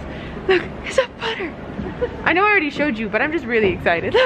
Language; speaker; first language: English; native; English